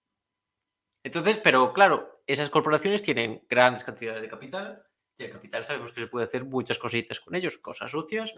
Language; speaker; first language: Spanish; native; Spanish